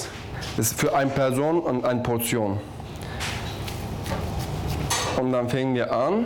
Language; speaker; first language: German; non-native, learner; Turkish